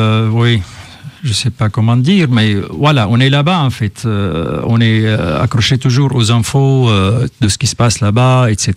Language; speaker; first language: French; non-native, fluent; Arabic